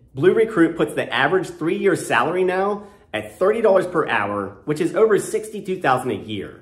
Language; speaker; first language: English; native; English